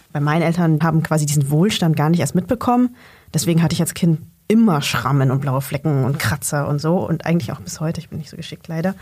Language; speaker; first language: German; early bilingual, other home language; Vietnamese